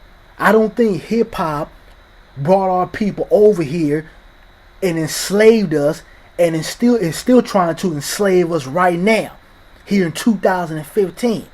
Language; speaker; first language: English; native; English